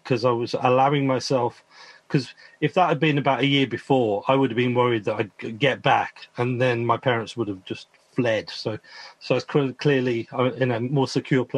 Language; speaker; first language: English; native; English